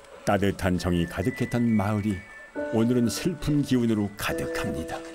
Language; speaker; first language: Korean; native; Korean